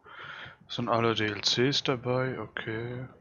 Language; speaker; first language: German; native; German